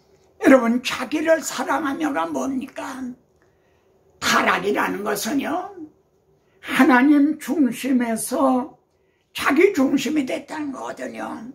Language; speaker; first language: Korean; native; Korean